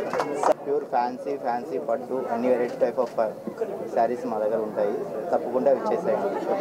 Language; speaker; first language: Telugu; native; Telugu